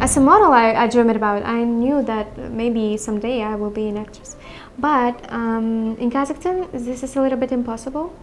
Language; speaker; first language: English; non-native, learner; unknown